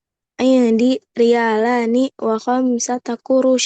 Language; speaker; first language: Arabic; non-native, learner; Indonesian